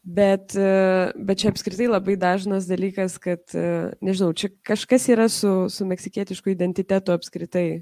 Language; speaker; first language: Lithuanian; early bilingual, heritage; Lithuanian